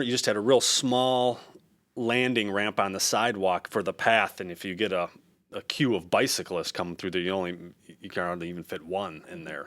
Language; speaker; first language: English; native; English